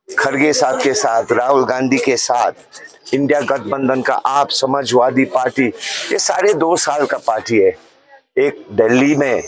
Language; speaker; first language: Hindi; non-native, local second language; Nepali